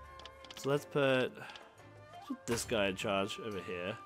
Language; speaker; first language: English; native; English